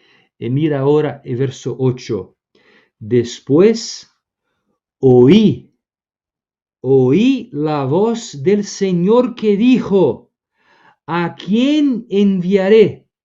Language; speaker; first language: Spanish; non-native, fluent; Portuguese